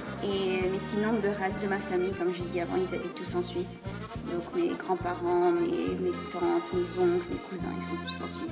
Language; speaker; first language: French; early bilingual, heritage; French